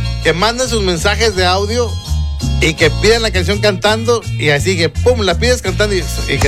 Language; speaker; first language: Spanish; native; Spanish